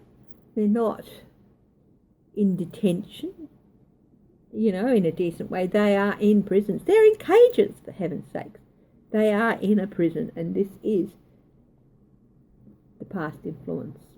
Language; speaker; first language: English; native; English